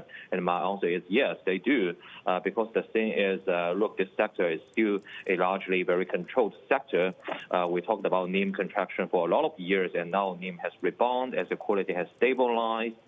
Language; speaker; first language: English; non-native, fluent; Chinese